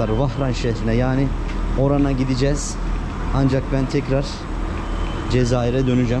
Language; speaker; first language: Turkish; native; Turkish